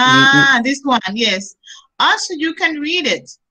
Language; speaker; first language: English; non-native, fluent; Spanish